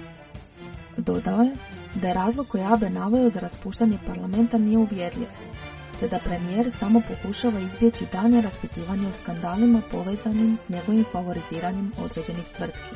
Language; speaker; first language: Croatian; native; Croatian